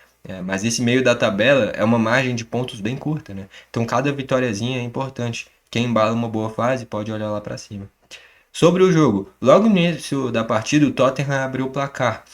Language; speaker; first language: Portuguese; native; Portuguese